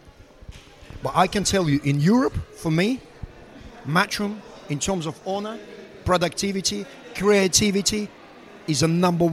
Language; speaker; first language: English; non-native, fluent; Russian